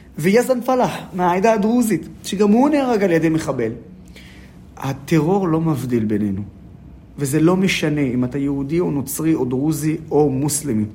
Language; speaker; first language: Hebrew; non-native, local second language; Arabic